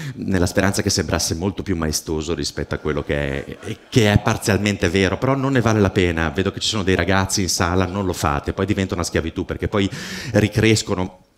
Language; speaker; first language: Italian; native; Italian